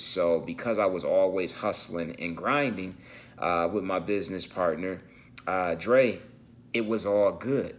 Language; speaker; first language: English; native; English